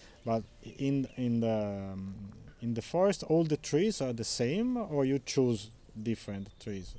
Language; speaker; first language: English; non-native, learner; Italian